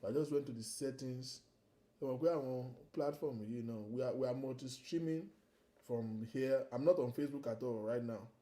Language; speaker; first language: English; non-native, local second language; Yoruba